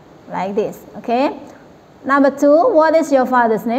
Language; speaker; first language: English; non-native, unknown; Indonesian